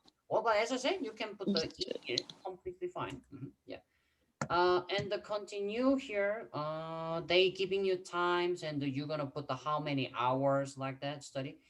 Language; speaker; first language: English; non-native, fluent; Korean